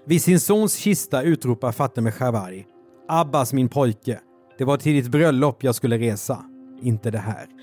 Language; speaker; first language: Swedish; native; Swedish